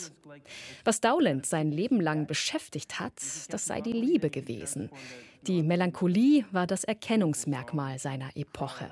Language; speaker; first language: German; native; German